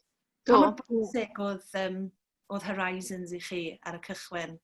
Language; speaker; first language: Welsh; native; Welsh